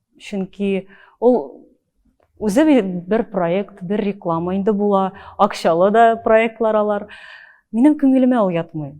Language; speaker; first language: Tatar; early bilingual, heritage; Tatar